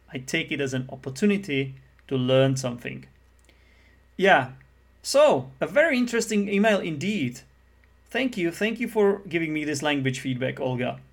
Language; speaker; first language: English; non-native, fluent; Czech